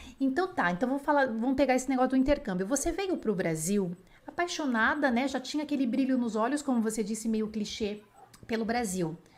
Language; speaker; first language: Portuguese; native; Portuguese